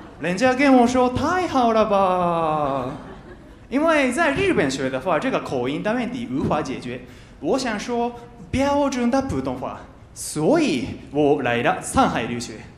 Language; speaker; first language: Chinese; non-native, fluent; Japanese